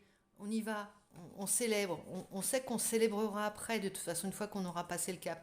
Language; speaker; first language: French; native; French